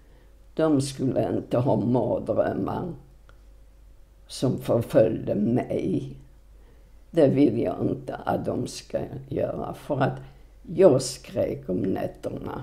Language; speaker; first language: Swedish; non-native, fluent; Polish